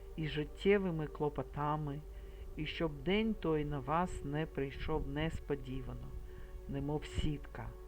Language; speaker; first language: Ukrainian; native; Ukrainian